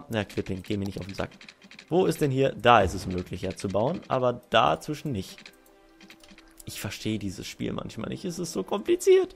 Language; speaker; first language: German; native; German